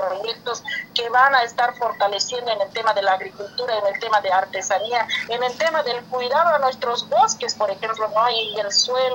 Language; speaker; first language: Spanish; native; Spanish